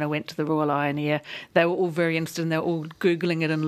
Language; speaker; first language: English; native; English